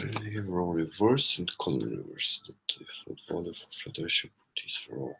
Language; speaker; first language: English; non-native, fluent; Korean